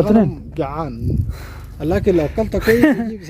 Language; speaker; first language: Arabic; native; Arabic